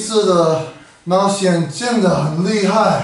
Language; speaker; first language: Chinese; non-native, learner; English